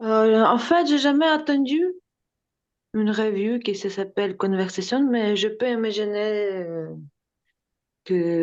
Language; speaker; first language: French; non-native, learner; Ukrainian